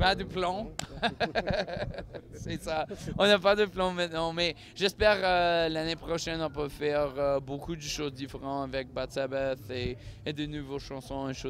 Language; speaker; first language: French; non-native, learner; English